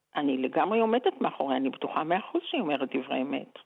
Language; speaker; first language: Hebrew; native; Hebrew